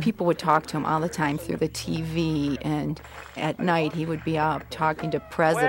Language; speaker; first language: English; native; English